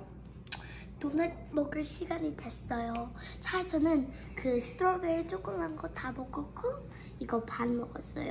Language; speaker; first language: Korean; early bilingual, heritage; Korean